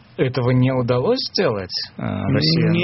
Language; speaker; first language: Russian; native; Russian